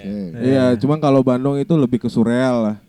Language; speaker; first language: Indonesian; native; Indonesian